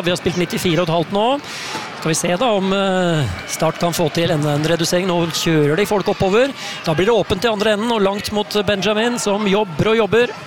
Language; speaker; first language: Norwegian; native; Norwegian